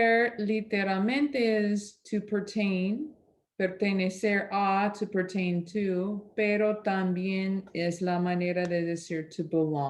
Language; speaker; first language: Spanish; non-native, fluent; English